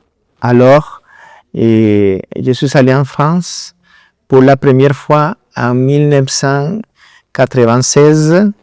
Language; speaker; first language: French; non-native, fluent; Spanish